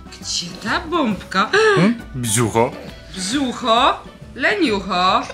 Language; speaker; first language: Polish; native; Polish